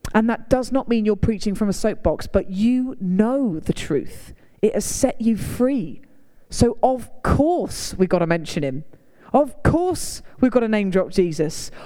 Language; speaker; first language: English; native; English